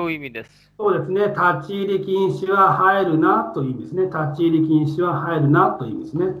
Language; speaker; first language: Japanese; non-native, fluent; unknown